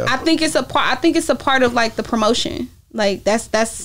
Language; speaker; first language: English; native; English